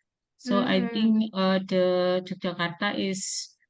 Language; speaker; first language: English; non-native, learner; Indonesian